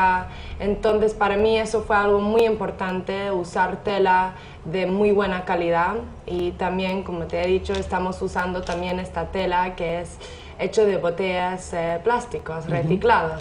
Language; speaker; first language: Spanish; non-native, fluent; English